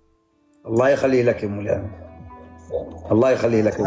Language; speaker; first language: Arabic; native; Arabic